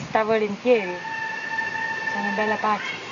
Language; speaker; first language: Italian; native; Italian